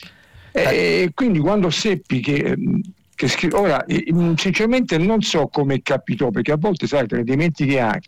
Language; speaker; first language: Italian; native; Italian